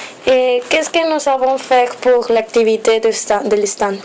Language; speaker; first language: French; non-native, learner; Spanish